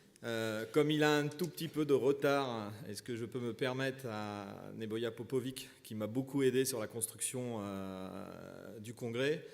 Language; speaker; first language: French; native; French